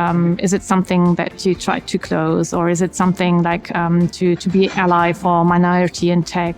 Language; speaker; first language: English; non-native, fluent; German